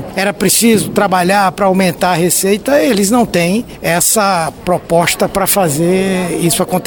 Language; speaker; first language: Portuguese; native; Portuguese